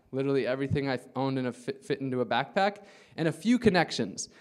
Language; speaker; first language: English; native; English